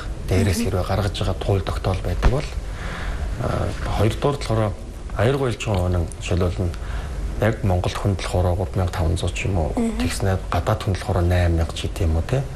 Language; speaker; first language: Mongolian; native; Mongolian